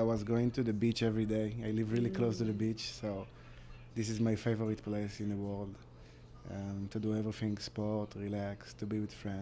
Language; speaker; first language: English; non-native, learner; Hebrew